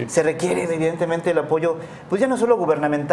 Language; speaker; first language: Spanish; native; Spanish